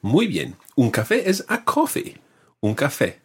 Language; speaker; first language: Spanish; non-native, fluent; English